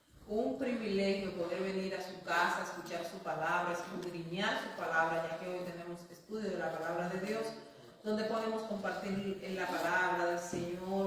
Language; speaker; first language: Spanish; native; Spanish